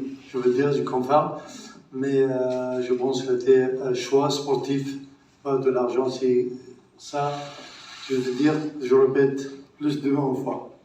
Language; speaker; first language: French; non-native, learner; Arabic